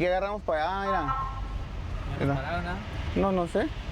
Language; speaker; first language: Spanish; native; Spanish